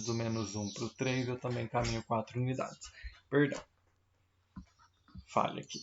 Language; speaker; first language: Portuguese; native; Portuguese